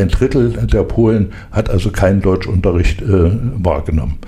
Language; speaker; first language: German; native; German